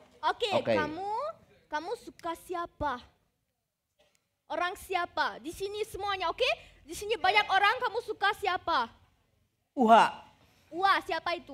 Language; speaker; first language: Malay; non-native, learner; German